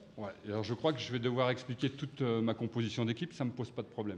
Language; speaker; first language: French; native; French